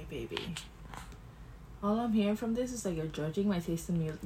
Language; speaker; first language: English; early bilingual, other home language; Spanish